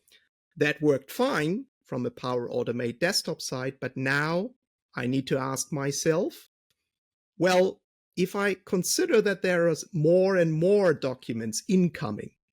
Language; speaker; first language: English; non-native, fluent; German